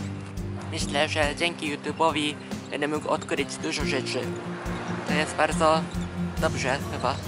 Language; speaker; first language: Polish; non-native, fluent; Japanese